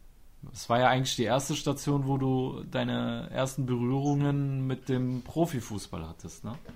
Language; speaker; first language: German; native; German